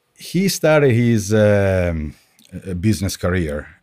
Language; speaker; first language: English; non-native, fluent; Italian